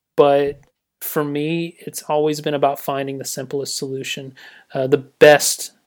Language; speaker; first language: English; native; English